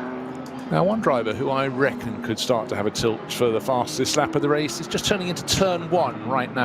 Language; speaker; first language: English; native; English